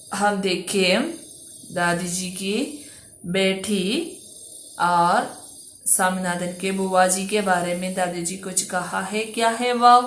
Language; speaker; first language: Hindi; non-native, local second language; Malayalam